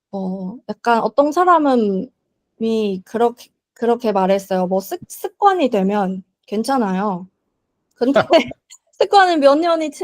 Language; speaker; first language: Korean; non-native, learner; Chinese